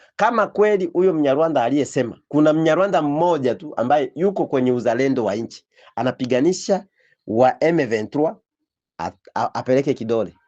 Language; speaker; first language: Swahili; native; Swahili